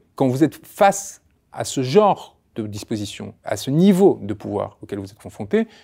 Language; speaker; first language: French; early bilingual, other home language; Spanish